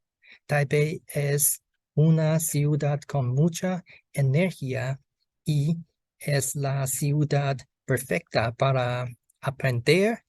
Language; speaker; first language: Spanish; non-native, learner; Chinese